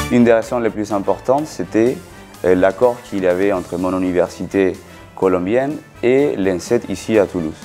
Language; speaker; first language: French; non-native, fluent; Spanish